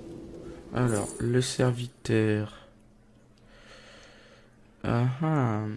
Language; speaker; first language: French; native; French